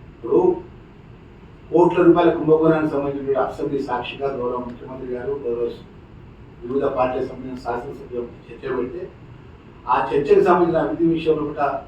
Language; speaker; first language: Telugu; native; Telugu